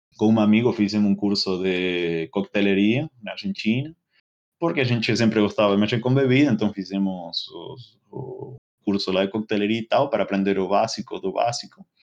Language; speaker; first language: Portuguese; non-native, fluent; Spanish